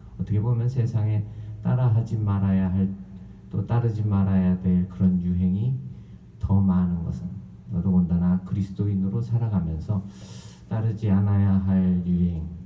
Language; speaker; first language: Korean; native; Korean